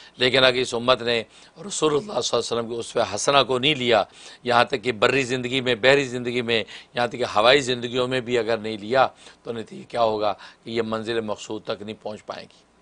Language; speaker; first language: Urdu; native; Urdu